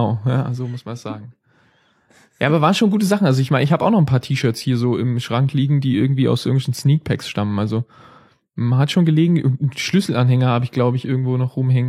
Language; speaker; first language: German; native; German